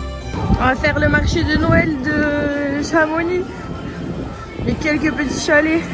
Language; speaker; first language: French; native; French